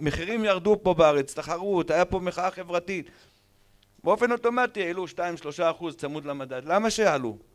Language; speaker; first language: Hebrew; native; Hebrew